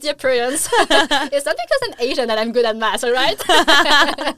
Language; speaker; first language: English; non-native, fluent; French